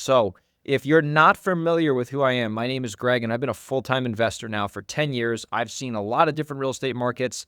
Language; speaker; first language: English; native; English